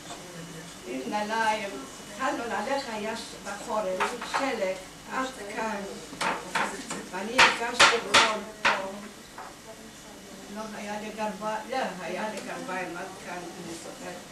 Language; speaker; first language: Hebrew; non-native, fluent; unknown